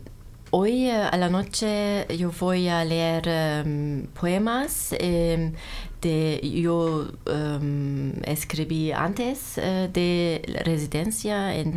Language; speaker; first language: Spanish; non-native, learner; German